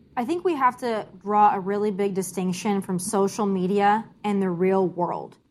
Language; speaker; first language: English; native; English